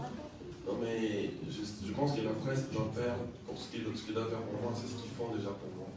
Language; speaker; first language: French; non-native, local second language; Lingala